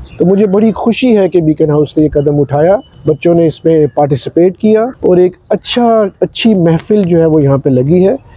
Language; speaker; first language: Urdu; non-native, local second language; Punjabi